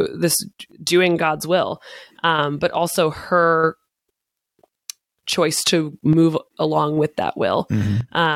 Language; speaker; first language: English; native; English